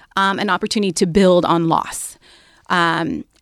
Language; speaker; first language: English; native; English